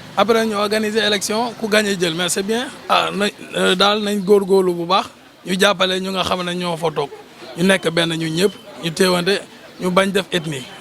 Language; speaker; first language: Wolof; non-native, fluent; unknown